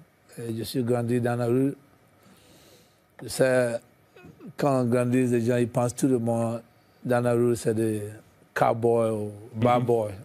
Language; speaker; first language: French; non-native, fluent; English